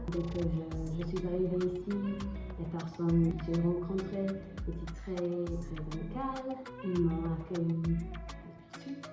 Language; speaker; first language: French; non-native, learner; English